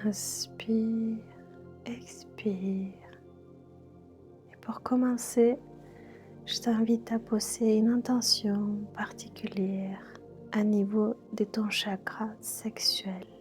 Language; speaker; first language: French; non-native, fluent; Spanish